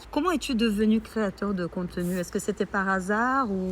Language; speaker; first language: French; non-native, fluent; Portuguese